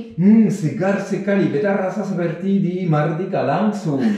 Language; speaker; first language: Indonesian; non-native, learner; French